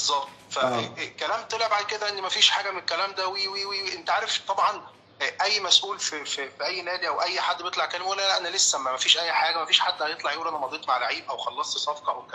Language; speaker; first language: Arabic; native; Arabic